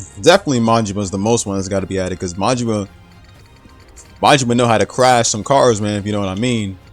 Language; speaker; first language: English; native; English